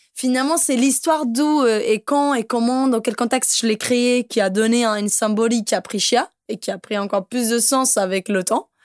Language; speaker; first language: French; non-native, fluent; Portuguese